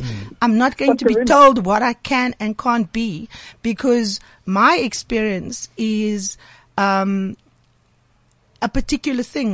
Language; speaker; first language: English; native; English